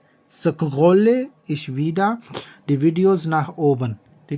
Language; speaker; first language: German; non-native, learner; Urdu